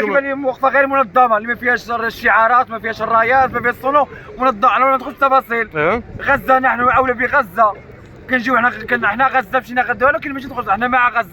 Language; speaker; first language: Arabic; native; Arabic